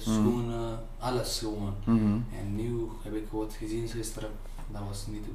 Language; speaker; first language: Dutch; non-native, learner; Pashto